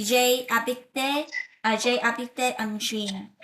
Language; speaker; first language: French; non-native, learner; Vietnamese